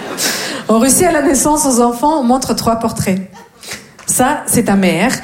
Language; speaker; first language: French; non-native, fluent; Russian